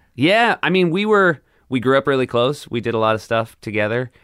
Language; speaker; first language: English; native; English